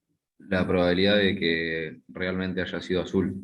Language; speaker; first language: Spanish; native; Spanish